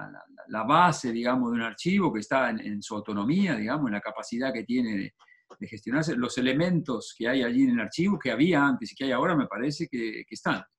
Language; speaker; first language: Spanish; native; Spanish